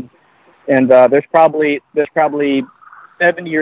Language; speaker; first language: English; native; English